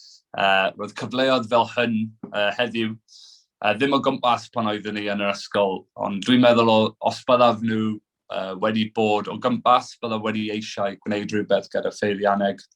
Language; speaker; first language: Welsh; non-native, local second language; English